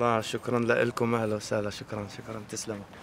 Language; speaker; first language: Arabic; native; Arabic